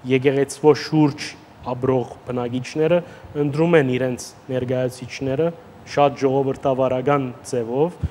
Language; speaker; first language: Armenian; early bilingual, heritage; Armenian